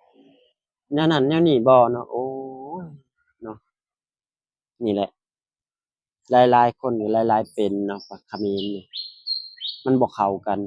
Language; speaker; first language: Thai; non-native, local second language; Northeastern Thai